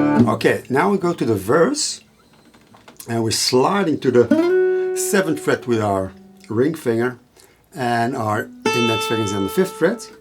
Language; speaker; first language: English; non-native, fluent; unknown